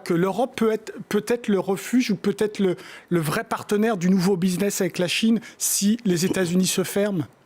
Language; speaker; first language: French; native; French